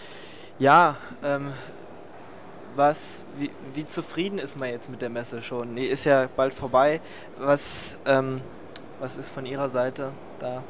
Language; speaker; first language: German; native; German